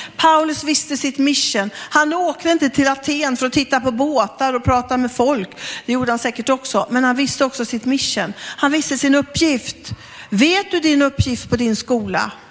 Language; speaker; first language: Swedish; native; Swedish